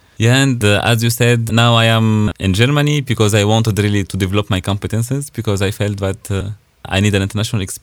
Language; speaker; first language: English; non-native, fluent; Arabic